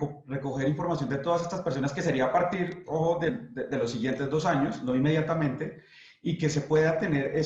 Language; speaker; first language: Spanish; native; Spanish